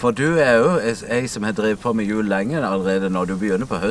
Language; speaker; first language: Norwegian; native; Norwegian